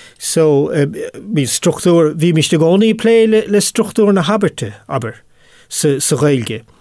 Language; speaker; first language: Irish; non-native, local second language; English